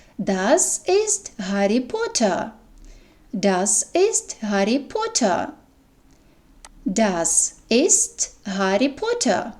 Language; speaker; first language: German; non-native, fluent; Ukrainian